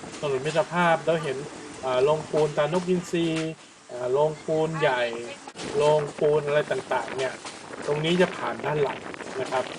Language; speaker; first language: Thai; native; Thai